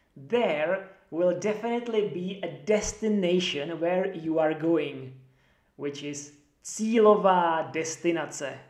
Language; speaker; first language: English; non-native, fluent; Czech